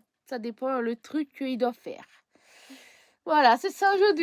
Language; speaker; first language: French; native; French